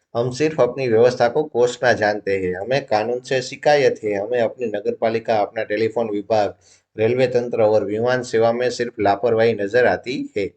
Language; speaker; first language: Hindi; non-native, local second language; Gujarati